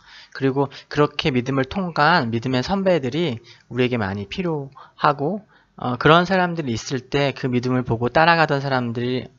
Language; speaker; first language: Korean; native; Korean